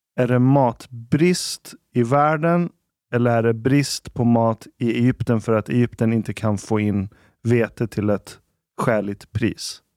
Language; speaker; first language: Swedish; early bilingual, other home language; Arabic